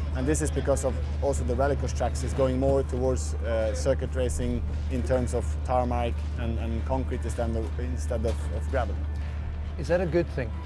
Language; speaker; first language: English; non-native, fluent; Swedish